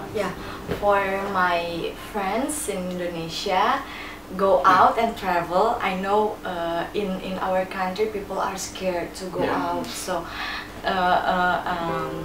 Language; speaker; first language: English; non-native, learner; Indonesian